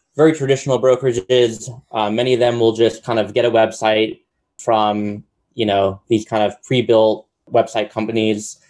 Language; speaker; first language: English; native; English